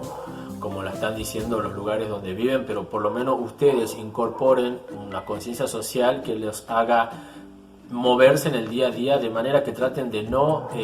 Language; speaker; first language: Spanish; native; Spanish